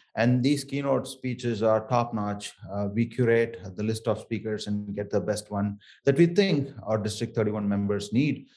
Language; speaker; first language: English; non-native, local second language; Tamil